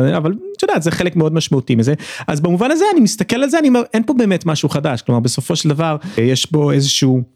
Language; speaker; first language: Hebrew; early bilingual, other home language; English